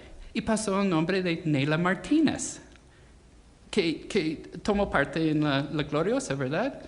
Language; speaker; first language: Spanish; non-native, fluent; English